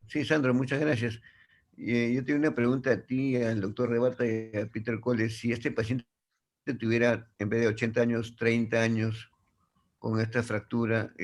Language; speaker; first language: Spanish; native; Spanish